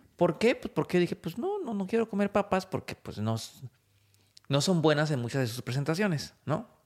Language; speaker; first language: Spanish; native; Spanish